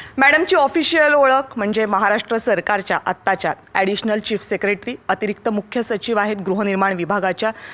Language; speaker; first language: Marathi; native; Marathi